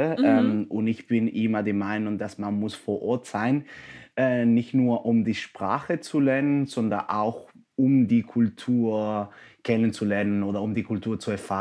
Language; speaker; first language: German; non-native, fluent; Spanish